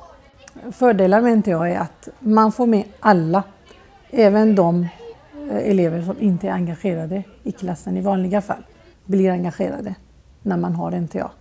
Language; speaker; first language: Swedish; non-native, fluent; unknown